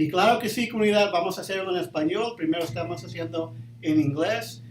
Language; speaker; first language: Spanish; early bilingual, heritage; Spanish